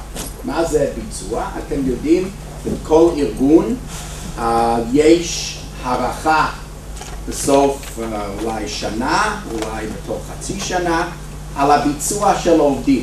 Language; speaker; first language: Hebrew; non-native, fluent; English